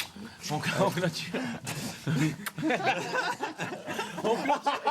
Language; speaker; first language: French; native; French